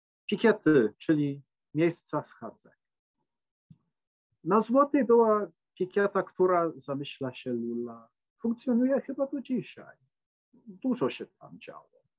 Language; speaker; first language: Polish; non-native, fluent; English